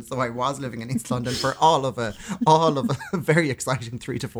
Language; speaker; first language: English; native; English